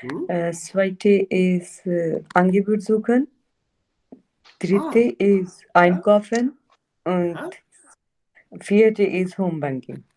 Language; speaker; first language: German; non-native, learner; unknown